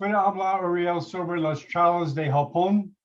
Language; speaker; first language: Spanish; non-native, learner; English